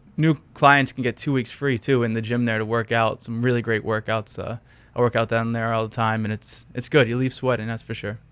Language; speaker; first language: English; native; English